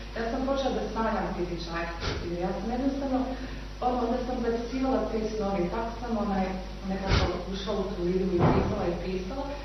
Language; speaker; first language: Serbian; native; Serbian